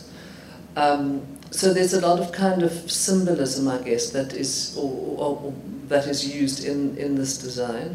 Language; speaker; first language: English; native; English